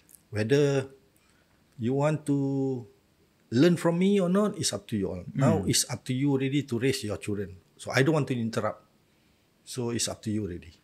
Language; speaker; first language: English; non-native, local second language; Malay